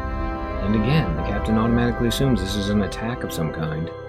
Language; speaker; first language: English; native; English